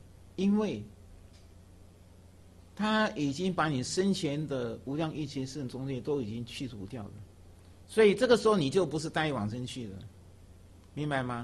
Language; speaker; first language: Chinese; native; Chinese